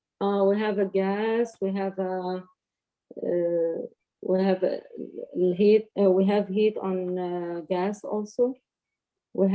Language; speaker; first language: English; non-native, learner; Arabic